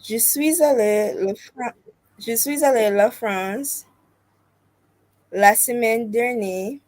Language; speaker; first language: French; non-native, learner; English